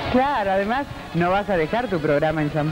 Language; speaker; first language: Spanish; native; Spanish